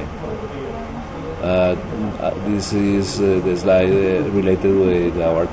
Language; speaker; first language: English; non-native, learner; Spanish